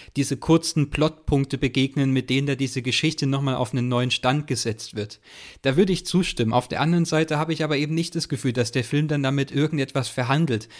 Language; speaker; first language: German; native; German